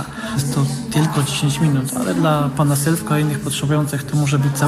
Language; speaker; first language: Polish; native; Polish